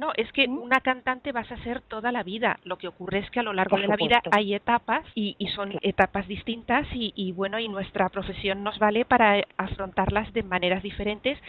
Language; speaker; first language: Spanish; native; Spanish